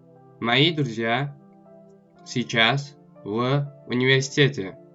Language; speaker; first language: Russian; non-native, local second language; Tajik